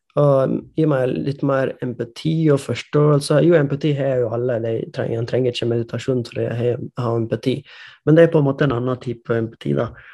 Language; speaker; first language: Norwegian; non-native, fluent; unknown